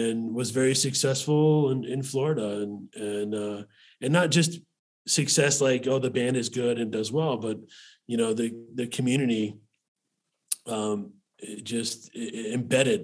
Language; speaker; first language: English; native; English